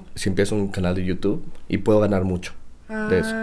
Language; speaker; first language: Spanish; native; Spanish